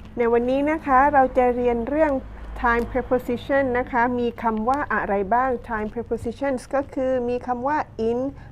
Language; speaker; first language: Thai; non-native, local second language; Pattani Malay